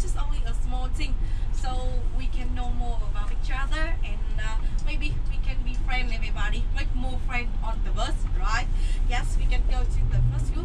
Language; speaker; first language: English; non-native, learner; Vietnamese